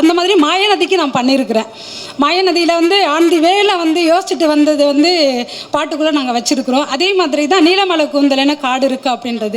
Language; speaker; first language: Tamil; native; Tamil